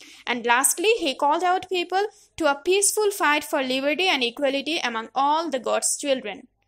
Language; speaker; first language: English; non-native, local second language; Bangla